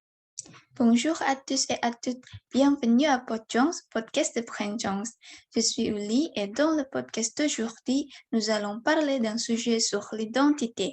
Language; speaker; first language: French; non-native, learner; Indonesian